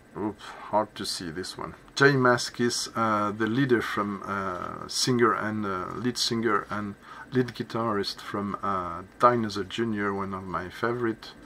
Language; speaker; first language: English; non-native, fluent; French